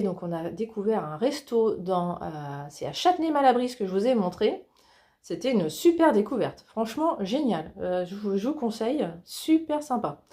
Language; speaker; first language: French; native; French